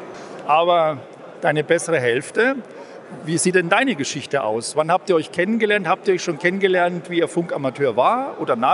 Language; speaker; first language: German; native; German